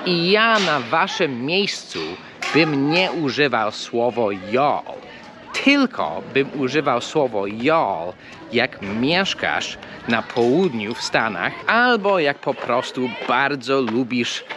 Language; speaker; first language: Polish; non-native, fluent; English